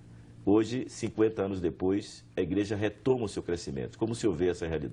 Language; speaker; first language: Portuguese; native; Portuguese